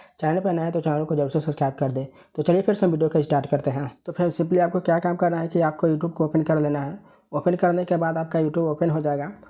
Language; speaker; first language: Hindi; native; Hindi